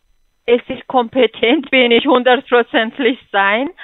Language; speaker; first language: German; non-native, fluent; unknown